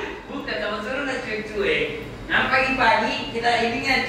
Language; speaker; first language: Indonesian; non-native, learner; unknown